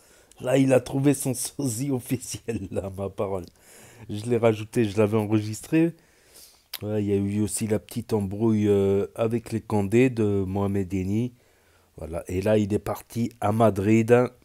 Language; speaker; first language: French; native; French